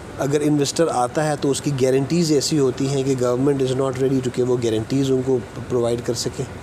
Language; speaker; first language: Urdu; non-native, local second language; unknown